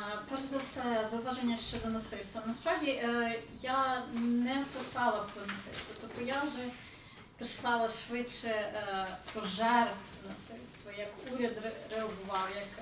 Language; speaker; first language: Ukrainian; early bilingual, heritage; Ukrainian